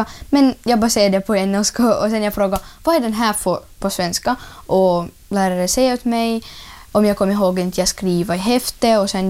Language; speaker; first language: Swedish; early bilingual, other home language; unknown